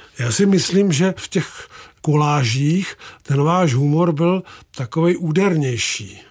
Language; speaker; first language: Czech; native; Czech